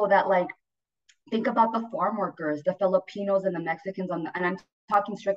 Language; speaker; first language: English; native; English